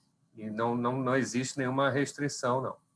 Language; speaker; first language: Portuguese; native; Portuguese